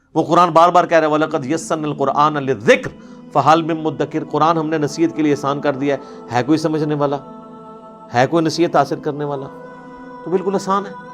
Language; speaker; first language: Urdu; non-native, local second language; Punjabi